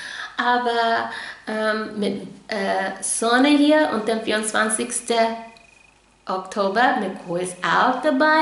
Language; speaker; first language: German; non-native, fluent; English